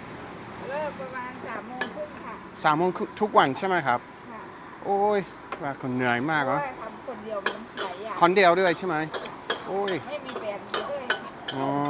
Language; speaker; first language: Thai; non-native, learner; English